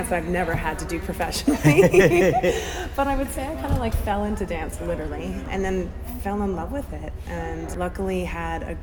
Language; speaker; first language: English; native; English